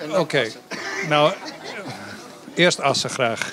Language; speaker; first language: Dutch; native; Dutch